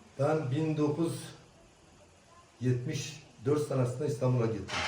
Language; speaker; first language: Turkish; non-native, local second language; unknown